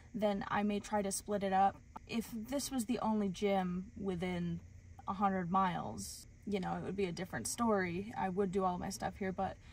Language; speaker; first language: English; native; English